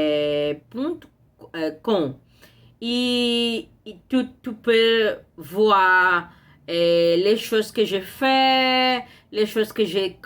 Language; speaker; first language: French; non-native, learner; Portuguese